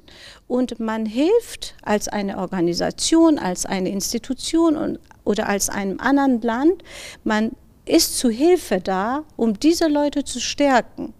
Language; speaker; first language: German; non-native, fluent; Persian